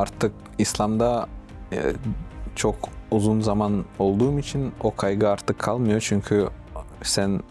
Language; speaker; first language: Turkish; non-native, fluent; Russian